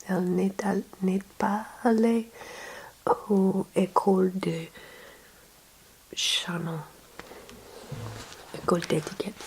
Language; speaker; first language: French; non-native, learner; English